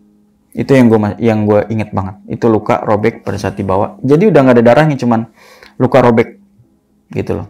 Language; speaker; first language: Indonesian; native; Indonesian